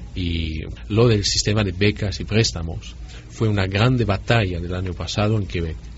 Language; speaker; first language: Spanish; non-native, fluent; French